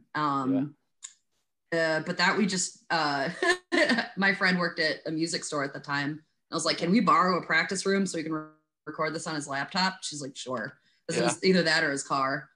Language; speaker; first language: English; native; English